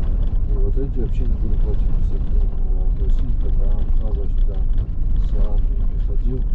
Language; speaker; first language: Russian; native; Russian